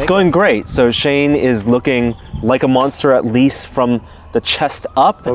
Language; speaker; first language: English; native; English